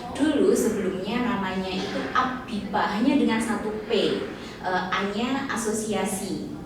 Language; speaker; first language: Indonesian; native; Indonesian